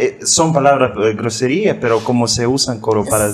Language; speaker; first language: Spanish; non-native, fluent; Russian